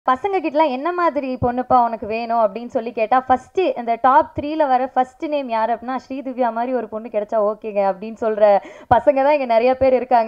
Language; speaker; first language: Tamil; native; Tamil